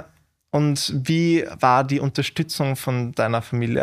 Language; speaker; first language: German; native; German